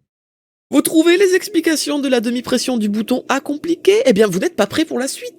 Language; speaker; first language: French; native; French